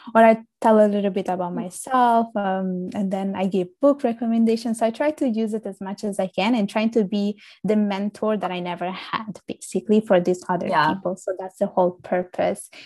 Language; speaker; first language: English; early bilingual, other home language; Italian